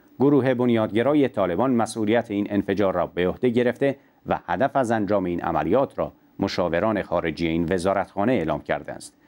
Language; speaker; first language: Persian; non-native, local second language; Central Kurdish